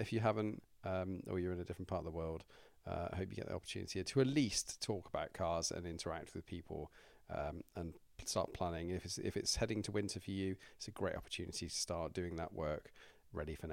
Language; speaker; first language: English; native; English